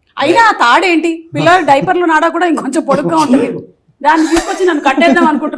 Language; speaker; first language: Telugu; native; Telugu